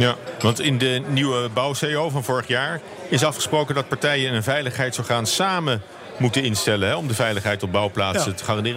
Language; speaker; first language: Dutch; native; Dutch